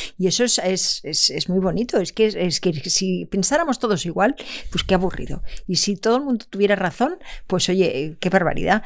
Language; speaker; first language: Spanish; native; Spanish